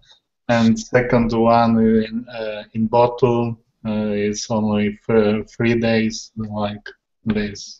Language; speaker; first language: English; non-native, learner; Polish